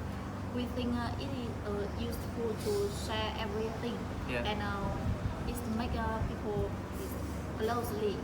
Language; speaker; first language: English; non-native, learner; Vietnamese